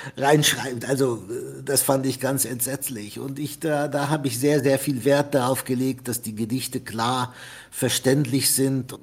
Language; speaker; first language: German; non-native, fluent; Arabic